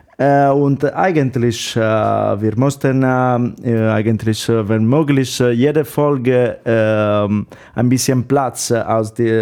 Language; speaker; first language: German; non-native, learner; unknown